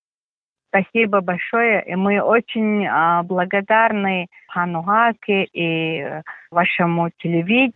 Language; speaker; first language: Russian; non-native, fluent; Mongolian